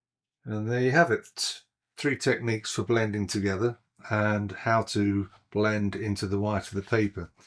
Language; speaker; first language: English; native; English